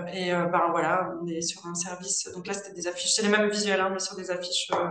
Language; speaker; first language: French; native; French